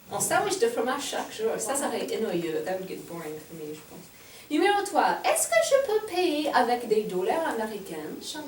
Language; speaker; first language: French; non-native, fluent; English